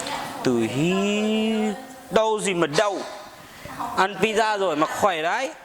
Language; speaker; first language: Vietnamese; non-native, learner; Hindi